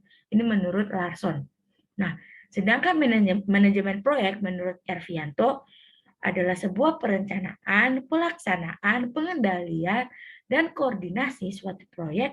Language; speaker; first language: Indonesian; native; Indonesian